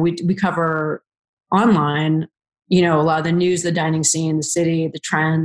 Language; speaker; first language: English; native; English